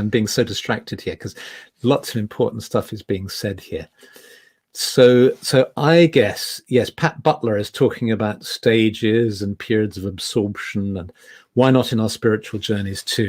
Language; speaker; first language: English; native; English